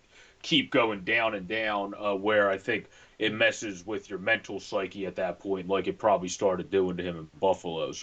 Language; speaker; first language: English; native; English